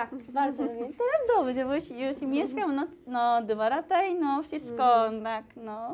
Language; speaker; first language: Polish; non-native, learner; Japanese